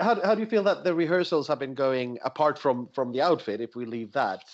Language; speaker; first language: English; non-native, fluent; Swedish